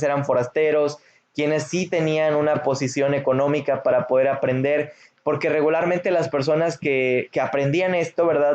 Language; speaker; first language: Spanish; native; Spanish